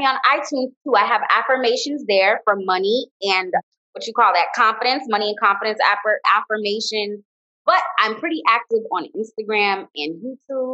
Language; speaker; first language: English; native; English